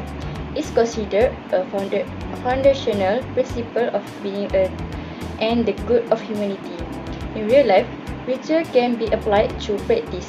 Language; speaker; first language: English; non-native, local second language; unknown